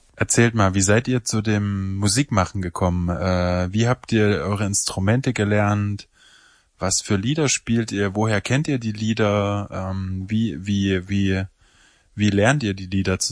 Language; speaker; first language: German; native; German